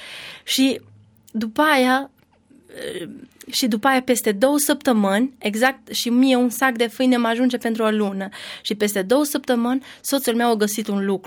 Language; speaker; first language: Romanian; non-native, learner; Albanian